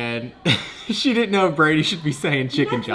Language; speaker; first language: English; native; English